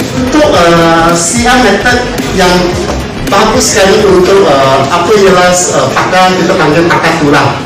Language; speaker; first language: Malay; non-native, local second language; Chinese